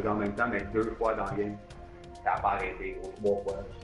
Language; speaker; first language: French; native; French